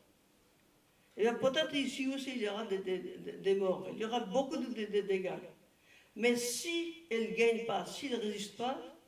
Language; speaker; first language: French; non-native, fluent; Persian